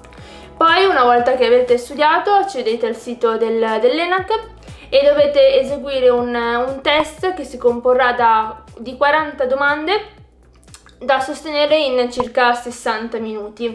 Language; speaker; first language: Italian; native; Italian